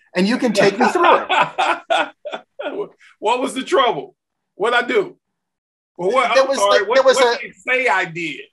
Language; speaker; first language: English; native; English